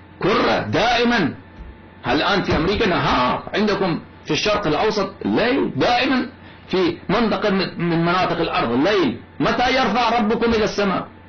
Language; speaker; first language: Arabic; non-native, fluent; Persian